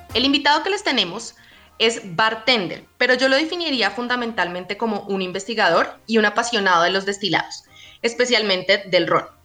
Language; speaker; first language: Spanish; native; Spanish